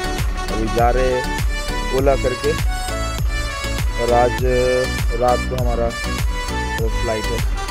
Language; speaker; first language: Hindi; non-native, local second language; Bangla